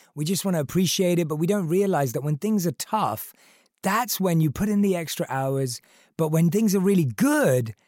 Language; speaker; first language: English; early bilingual, other home language; Hindi